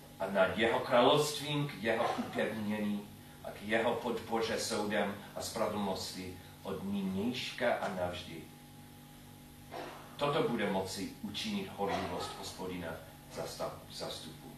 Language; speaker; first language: Czech; non-native, learner; English